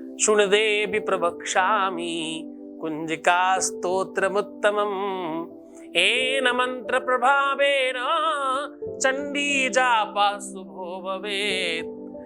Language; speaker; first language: Hindi; native; Hindi